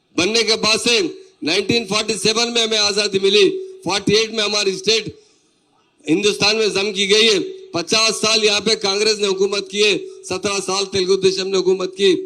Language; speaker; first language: Hindi; non-native, local second language; Urdu